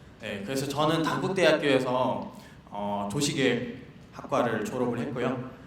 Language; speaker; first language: Korean; non-native, fluent; Nepali